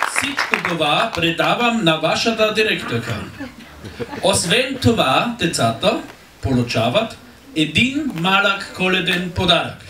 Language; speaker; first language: Bulgarian; non-native, learner; German